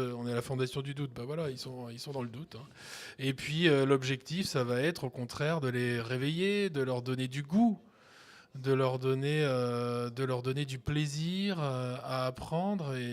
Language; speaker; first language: French; native; French